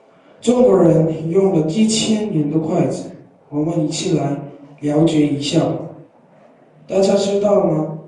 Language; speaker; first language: Chinese; non-native, learner; Korean